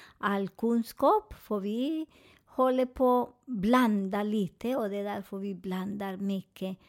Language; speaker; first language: Swedish; non-native, learner; Spanish